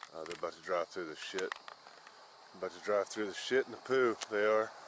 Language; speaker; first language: English; native; English